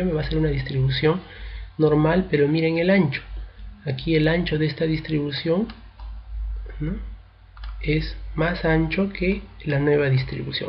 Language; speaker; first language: Spanish; native; Spanish